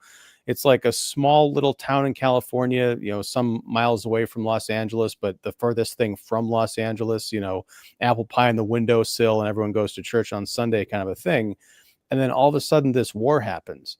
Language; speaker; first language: English; native; English